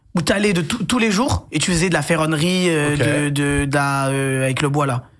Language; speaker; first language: French; native; French